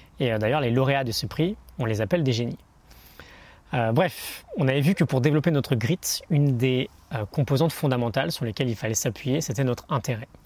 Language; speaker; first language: French; native; French